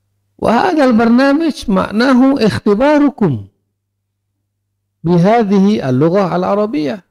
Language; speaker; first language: Arabic; non-native, fluent; Indonesian